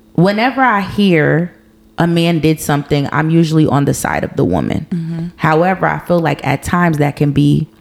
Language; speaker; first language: English; native; English